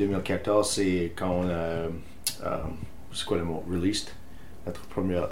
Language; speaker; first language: French; non-native, fluent; English